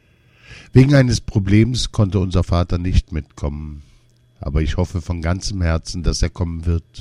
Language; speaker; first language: German; non-native, learner; Kurdish